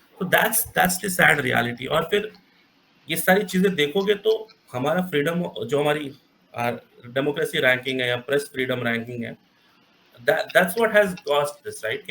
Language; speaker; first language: Hindi; native; Hindi